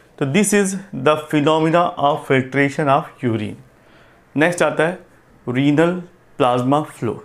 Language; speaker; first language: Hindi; non-native, local second language; Gujarati